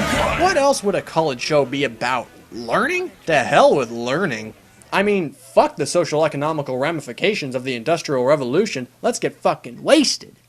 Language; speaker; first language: English; native; English